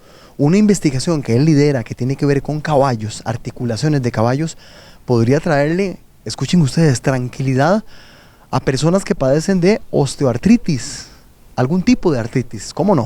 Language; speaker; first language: Spanish; native; Spanish